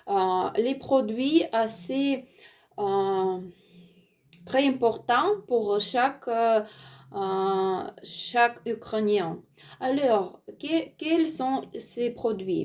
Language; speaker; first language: French; non-native, learner; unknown